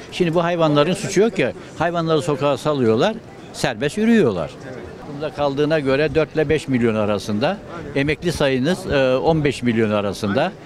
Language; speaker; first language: Turkish; native; Turkish